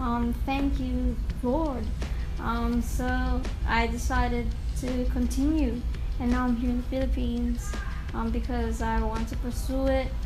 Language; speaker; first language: English; native; English